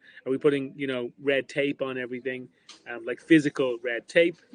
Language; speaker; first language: English; native; English